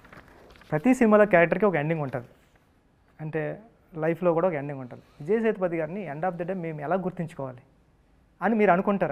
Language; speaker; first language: Telugu; native; Telugu